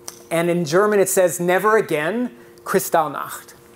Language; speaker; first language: English; native; English